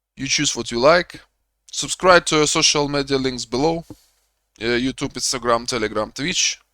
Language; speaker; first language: English; non-native, learner; Russian